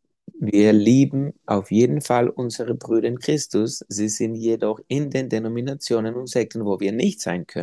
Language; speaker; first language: German; non-native, fluent; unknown